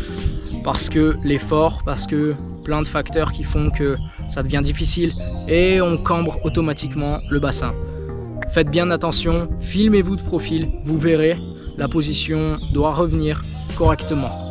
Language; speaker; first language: French; native; French